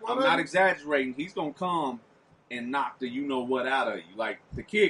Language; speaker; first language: English; native; English